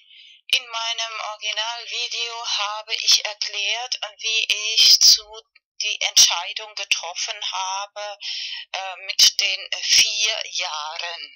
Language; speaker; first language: German; non-native, fluent; Spanish